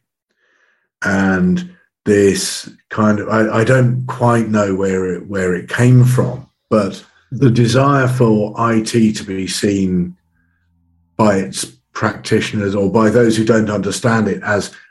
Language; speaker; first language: English; native; English